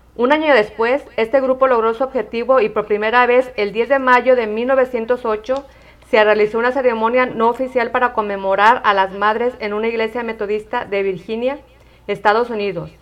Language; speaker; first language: Spanish; native; Spanish